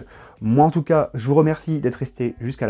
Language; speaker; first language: French; native; French